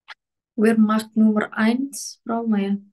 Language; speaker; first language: German; non-native, learner; Indonesian